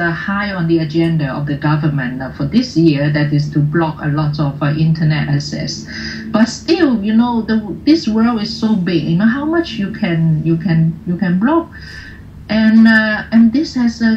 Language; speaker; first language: English; non-native, local second language; Cantonese